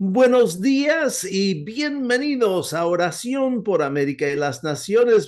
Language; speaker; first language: Spanish; non-native, fluent; English